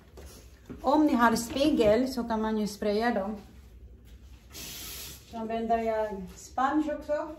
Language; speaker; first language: Swedish; non-native, learner; Cebuano